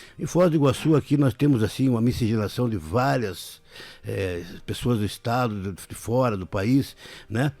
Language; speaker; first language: Portuguese; native; Portuguese